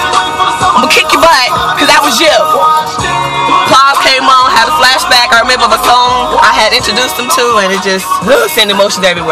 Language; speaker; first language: English; native; English